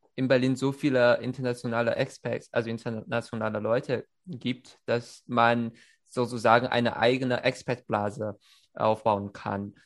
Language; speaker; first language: German; non-native, fluent; Chinese